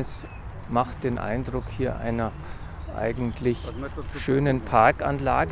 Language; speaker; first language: German; native; German